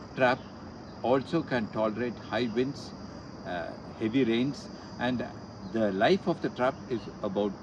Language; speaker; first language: English; non-native, local second language; Kannada